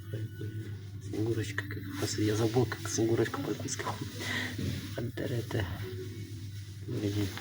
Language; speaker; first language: Russian; non-native, local second language; Yakut